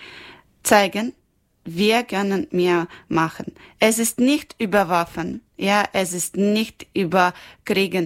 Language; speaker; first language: German; non-native, learner; Ukrainian